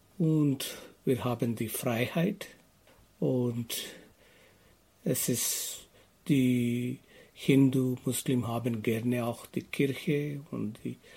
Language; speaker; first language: German; non-native, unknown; Telugu